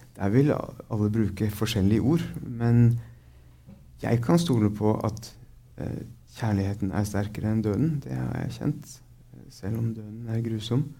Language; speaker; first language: Norwegian; native; Norwegian